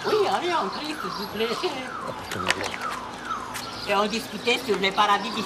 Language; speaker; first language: French; non-native, learner; Romanian